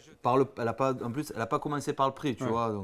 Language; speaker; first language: French; native; French